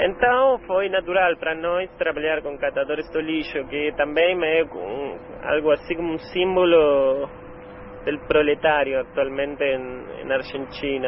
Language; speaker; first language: Portuguese; non-native, learner; Spanish